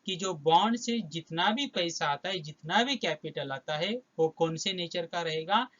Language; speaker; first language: Hindi; non-native, local second language; Marathi